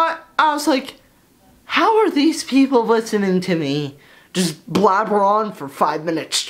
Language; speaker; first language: English; native; English